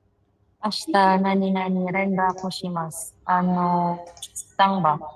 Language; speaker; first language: Japanese; non-native, learner; Filipino